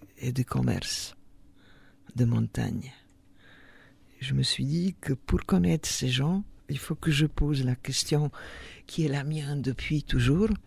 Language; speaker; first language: French; non-native, fluent; Polish